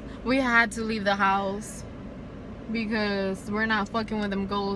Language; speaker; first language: English; early bilingual, other home language; Spanish